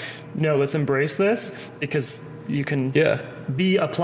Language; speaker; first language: English; native; English